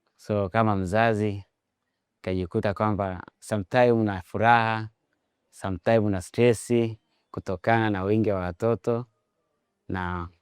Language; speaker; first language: Swahili; native; Swahili